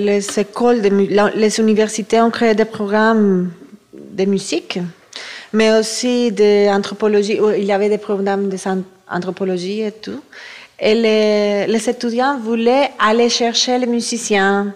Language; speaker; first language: French; non-native, fluent; Spanish